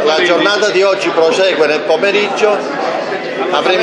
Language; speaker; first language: Italian; native; Italian